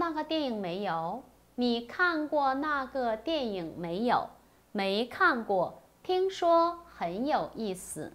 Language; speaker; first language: Chinese; non-native, fluent; Korean